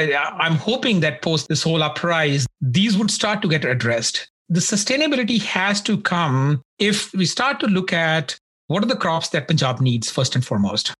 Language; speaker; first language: English; non-native, local second language; Punjabi